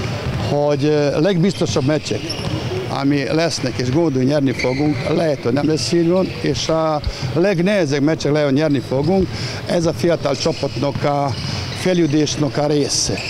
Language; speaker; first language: Hungarian; non-native, learner; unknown